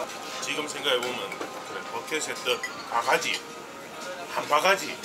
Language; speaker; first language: Korean; native; Korean